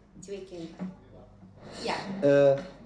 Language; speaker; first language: Dutch; non-native, learner; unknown